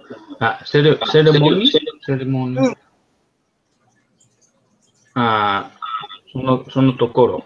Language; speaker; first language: Japanese; non-native, learner; Spanish